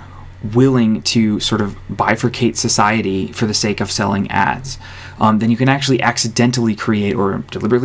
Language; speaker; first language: English; native; English